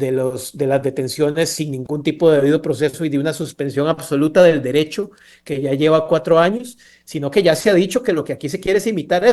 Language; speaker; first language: Spanish; native; Spanish